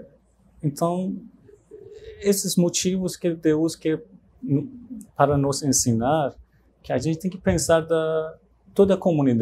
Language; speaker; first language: Portuguese; non-native, fluent; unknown